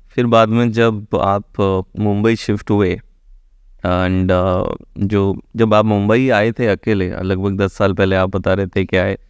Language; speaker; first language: Hindi; native; Hindi